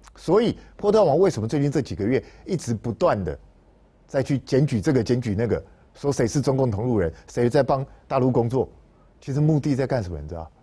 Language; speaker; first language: Chinese; native; Chinese